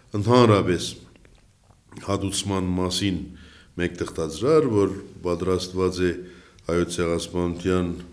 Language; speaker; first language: Armenian; early bilingual, heritage; Armenian